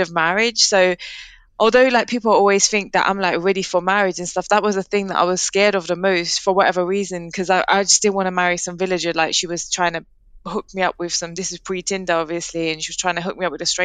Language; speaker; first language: English; native; English